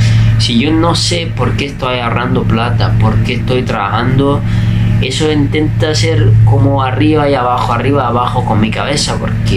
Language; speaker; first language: Spanish; non-native, fluent; Italian